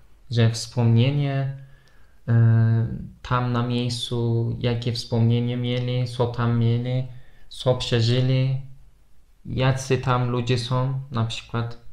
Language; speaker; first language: Polish; non-native, fluent; Turkish